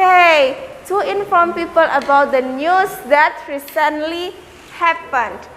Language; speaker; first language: English; non-native, learner; Indonesian